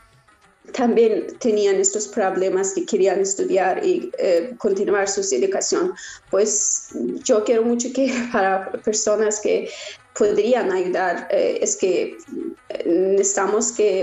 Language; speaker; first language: Spanish; non-native, learner; Persian